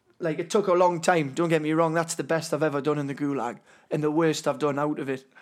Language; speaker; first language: English; native; English